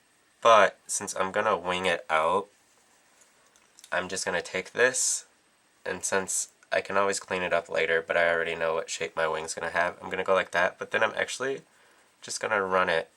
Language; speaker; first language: English; native; English